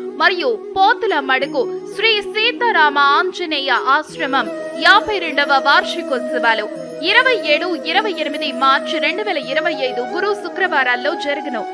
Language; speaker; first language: Telugu; native; Telugu